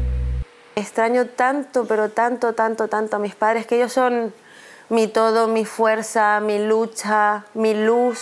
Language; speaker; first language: Spanish; native; Spanish